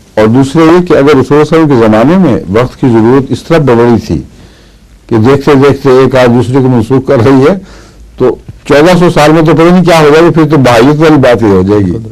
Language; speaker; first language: Urdu; native; Urdu